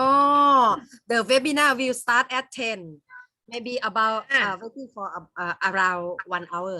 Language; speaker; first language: English; non-native, learner; Thai